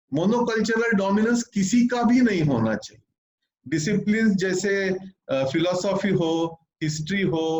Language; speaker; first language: Hindi; non-native, local second language; Marathi